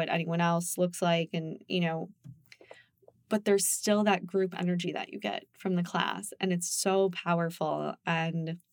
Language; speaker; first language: English; early bilingual, other home language; Japanese